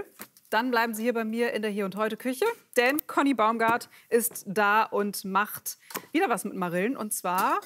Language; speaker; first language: German; native; German